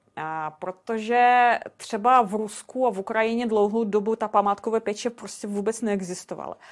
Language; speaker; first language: Czech; non-native, fluent; Russian